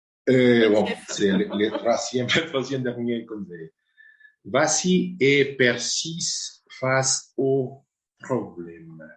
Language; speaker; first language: French; non-native, fluent; Spanish